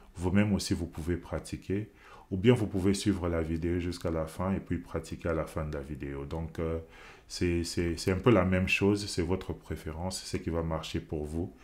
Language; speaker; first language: French; non-native, local second language; Lingala